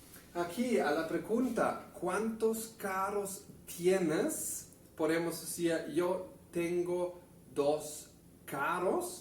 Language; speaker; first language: Spanish; non-native, fluent; German